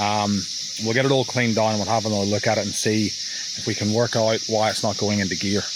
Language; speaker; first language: English; native; English